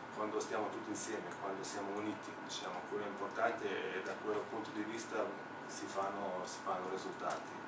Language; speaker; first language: Italian; non-native, fluent; Slovenian